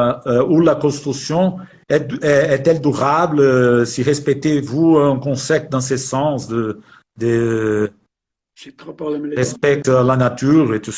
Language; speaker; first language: French; non-native, learner; Portuguese